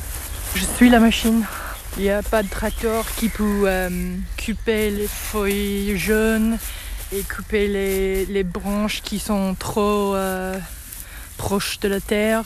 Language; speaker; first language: French; non-native, learner; English